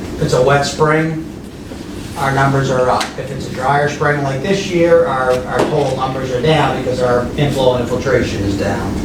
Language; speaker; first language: English; native; English